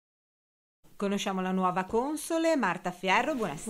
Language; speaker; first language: Italian; native; Italian